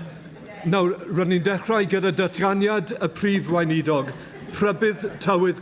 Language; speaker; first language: Welsh; native; Welsh